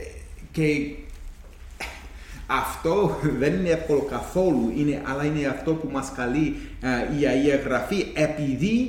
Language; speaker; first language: Greek; non-native, fluent; English